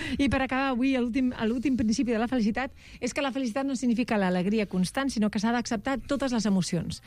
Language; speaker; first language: Catalan; non-native, local second language; Spanish